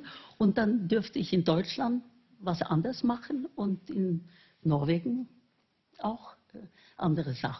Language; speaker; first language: German; non-native, fluent; Norwegian